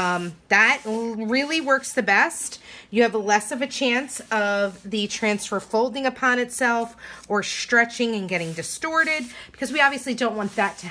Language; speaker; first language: English; native; English